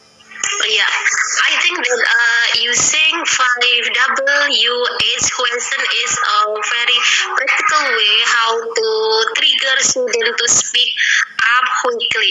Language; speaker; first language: English; non-native, fluent; Indonesian